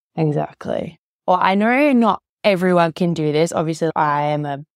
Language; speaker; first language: English; native; English